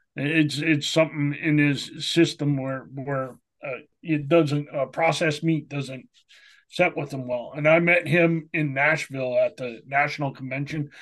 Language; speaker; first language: English; native; English